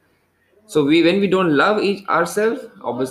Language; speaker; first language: English; non-native, local second language; Hindi